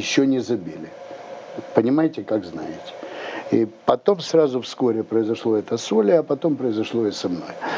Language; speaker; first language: Russian; native; Russian